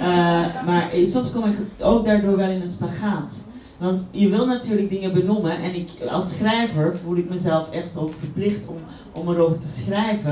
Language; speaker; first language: Dutch; native; Dutch